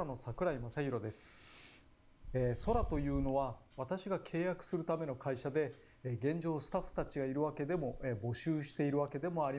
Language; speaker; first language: Japanese; native; Japanese